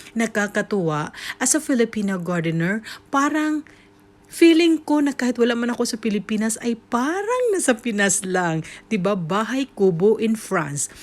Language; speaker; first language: Filipino; native; Filipino